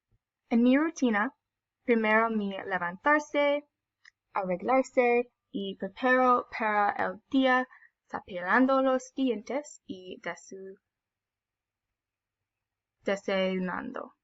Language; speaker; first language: Spanish; non-native, learner; English